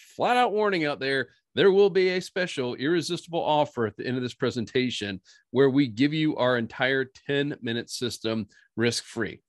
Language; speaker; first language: English; native; English